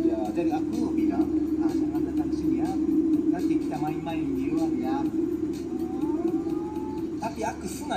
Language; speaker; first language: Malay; non-native, fluent; Japanese